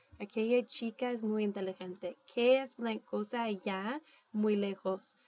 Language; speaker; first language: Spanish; non-native, fluent; English